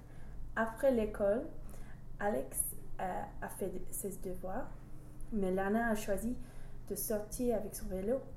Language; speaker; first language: French; non-native, learner; English